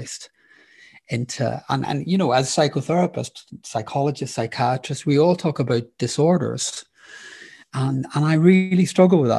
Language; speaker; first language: English; native; English